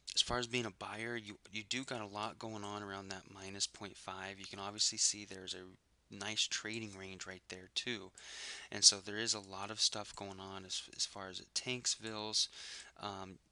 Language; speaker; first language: English; native; English